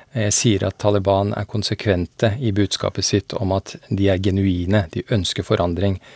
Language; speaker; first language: Norwegian; early bilingual, other home language; Persian